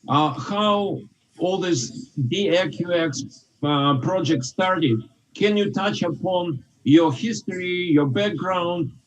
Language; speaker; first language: English; non-native, fluent; Russian